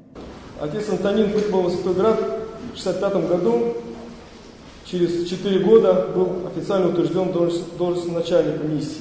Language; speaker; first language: Russian; native; Russian